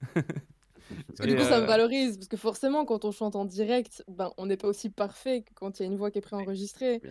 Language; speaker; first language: French; native; French